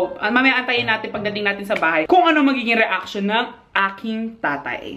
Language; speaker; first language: Filipino; native; Filipino